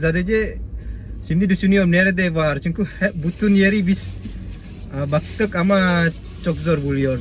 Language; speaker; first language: Turkish; non-native, learner; Indonesian